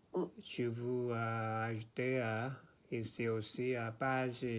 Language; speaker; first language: French; non-native, learner; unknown